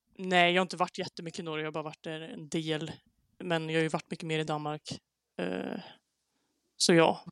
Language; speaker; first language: Swedish; native; Swedish